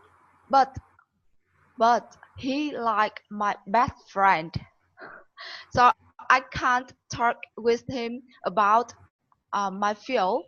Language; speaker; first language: English; non-native, learner; Vietnamese